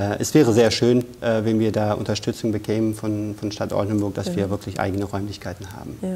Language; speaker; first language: German; non-native, fluent; Persian